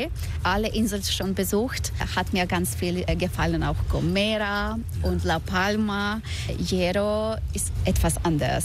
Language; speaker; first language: German; non-native, learner; Croatian